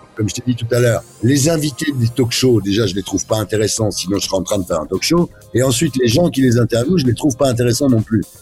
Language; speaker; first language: French; early bilingual, other home language; Italian